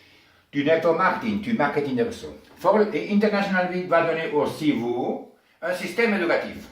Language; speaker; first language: French; non-native, learner; Spanish